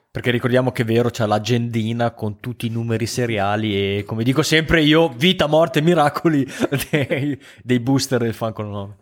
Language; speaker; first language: Italian; native; Italian